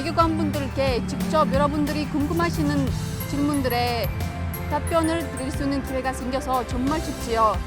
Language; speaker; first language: Korean; non-native, fluent; Uzbek